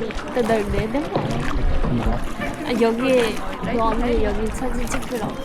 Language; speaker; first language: Korean; non-native, learner; Vietnamese